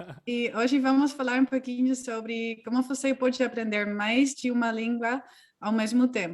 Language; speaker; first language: Portuguese; non-native, fluent; Dutch